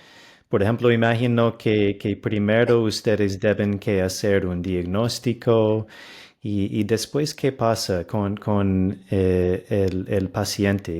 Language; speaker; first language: Spanish; non-native, fluent; English